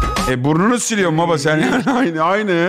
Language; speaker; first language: Turkish; native; Turkish